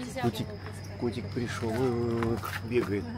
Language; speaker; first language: Russian; native; Russian